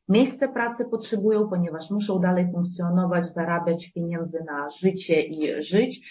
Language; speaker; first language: Polish; non-native, fluent; Ukrainian